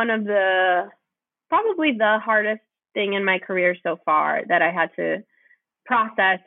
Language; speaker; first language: English; native; English